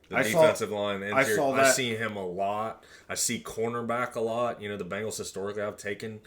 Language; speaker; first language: English; native; English